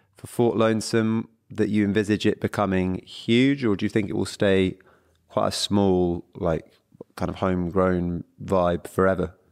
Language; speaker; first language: English; early bilingual, other home language; Portuguese